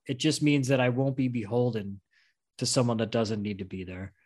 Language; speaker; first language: English; native; English